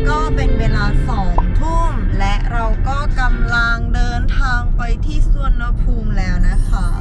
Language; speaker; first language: Thai; non-native, fluent; Korean